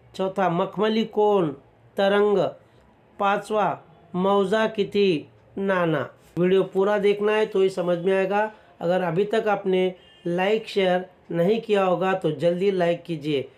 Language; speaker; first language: Hindi; non-native, local second language; Marathi